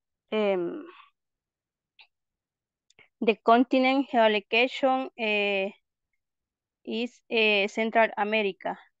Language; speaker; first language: English; non-native, learner; Spanish